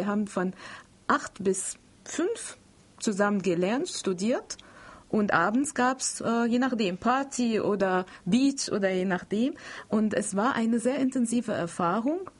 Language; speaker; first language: German; non-native, fluent; Arabic